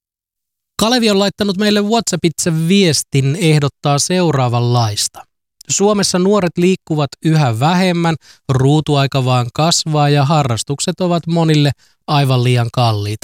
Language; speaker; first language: Finnish; native; Finnish